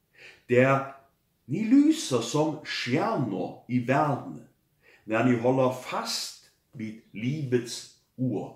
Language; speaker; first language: Swedish; non-native, fluent; German